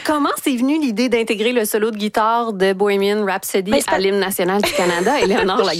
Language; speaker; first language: French; native; French